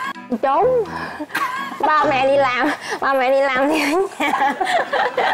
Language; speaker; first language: Vietnamese; early bilingual, heritage; Vietnamese